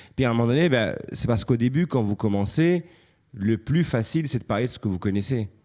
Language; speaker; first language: French; native; French